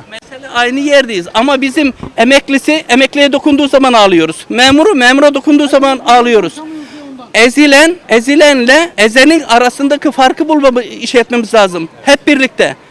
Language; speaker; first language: Turkish; native; Turkish